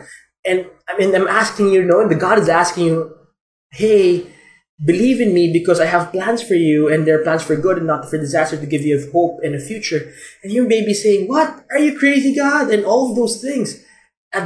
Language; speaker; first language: English; non-native, local second language; Filipino